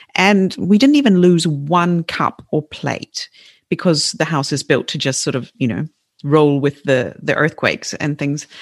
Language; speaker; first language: English; native; English